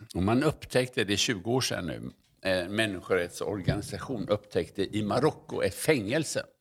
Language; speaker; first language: Swedish; native; Swedish